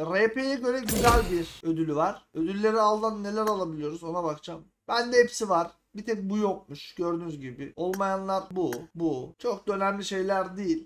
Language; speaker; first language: Turkish; native; Turkish